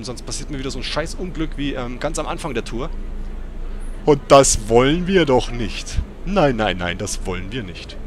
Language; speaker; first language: German; native; German